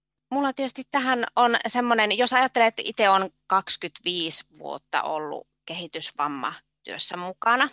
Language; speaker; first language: Finnish; native; Finnish